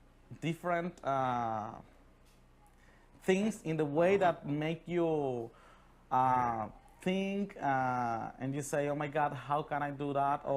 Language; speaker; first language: English; non-native, learner; Spanish